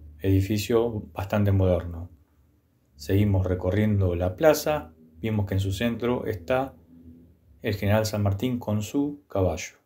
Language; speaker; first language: Spanish; native; Spanish